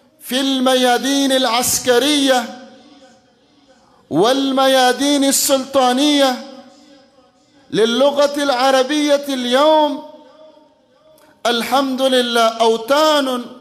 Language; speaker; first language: Arabic; non-native, fluent; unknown